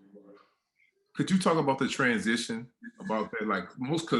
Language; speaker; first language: English; native; English